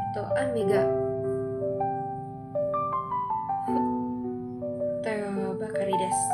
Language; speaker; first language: Japanese; non-native, learner; Indonesian